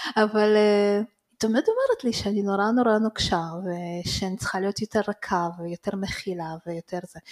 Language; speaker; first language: Hebrew; early bilingual, other home language; Russian